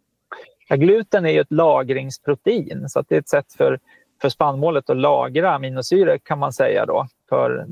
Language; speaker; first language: Swedish; native; Swedish